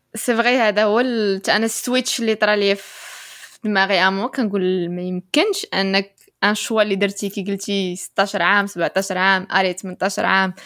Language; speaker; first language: Arabic; native; Arabic